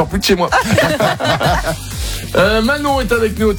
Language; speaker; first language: French; native; French